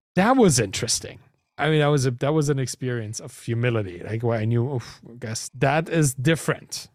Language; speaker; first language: English; non-native, fluent; German